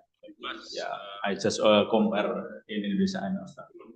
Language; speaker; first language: English; non-native, learner; Indonesian